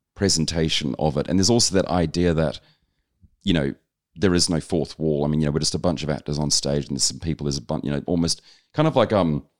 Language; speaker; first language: English; native; English